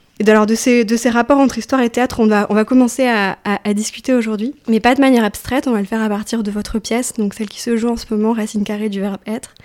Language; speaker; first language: French; native; French